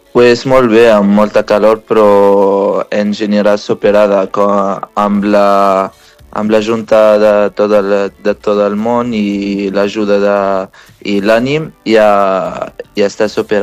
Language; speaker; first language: Catalan; non-native, fluent; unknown